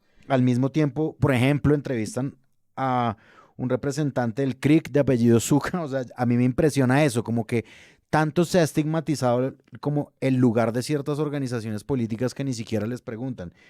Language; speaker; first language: Spanish; native; Spanish